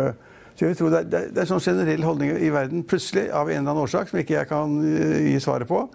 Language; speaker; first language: Norwegian; native; Norwegian